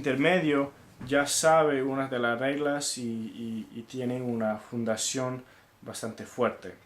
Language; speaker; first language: Spanish; non-native, fluent; English